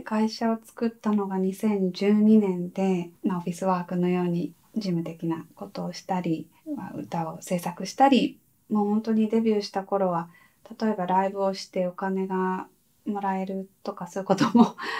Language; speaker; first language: Japanese; native; Japanese